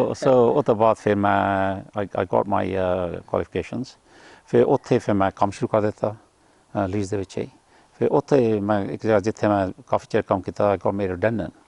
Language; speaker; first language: Punjabi; early bilingual, heritage; Punjabi